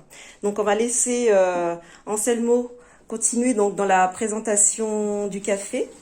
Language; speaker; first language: French; native; French